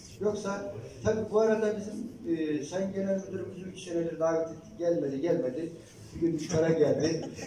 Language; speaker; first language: Turkish; native; Turkish